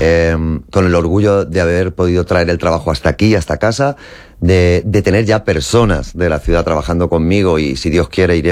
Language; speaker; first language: Spanish; native; Spanish